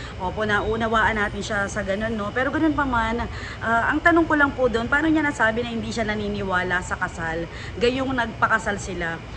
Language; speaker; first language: Filipino; native; Filipino